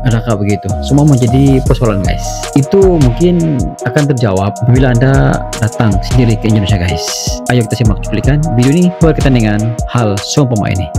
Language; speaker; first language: Malay; native; Malay